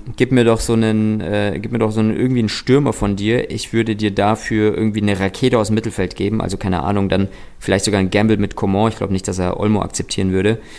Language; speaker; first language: German; early bilingual, other home language; Russian